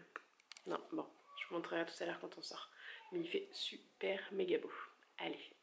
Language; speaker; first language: French; native; French